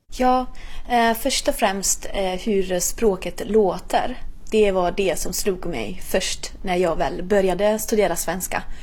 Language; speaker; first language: Swedish; non-native, fluent; Italian